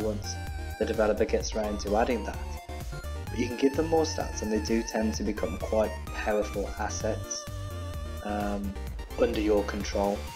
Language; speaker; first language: English; native; English